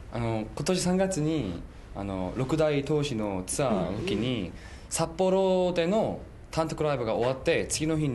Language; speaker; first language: Japanese; non-native, fluent; Korean